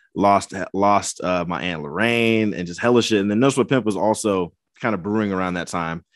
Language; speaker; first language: English; native; English